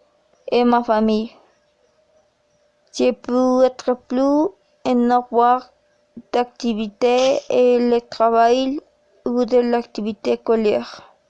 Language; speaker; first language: French; non-native, learner; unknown